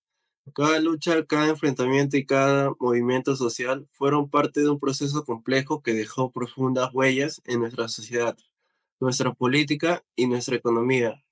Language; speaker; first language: Spanish; native; Spanish